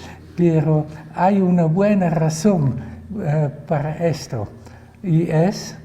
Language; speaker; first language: Spanish; non-native, fluent; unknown